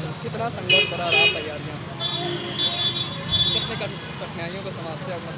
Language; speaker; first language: Hindi; native; Hindi